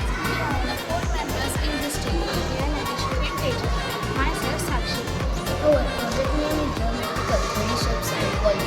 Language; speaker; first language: English; non-native, learner; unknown